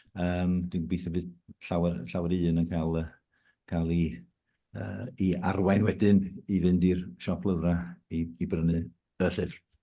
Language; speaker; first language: Welsh; native; Welsh